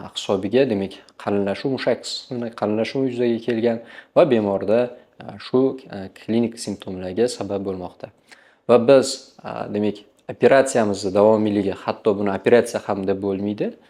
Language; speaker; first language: Uzbek; native; Uzbek